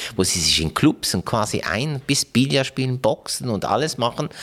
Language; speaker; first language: German; native; German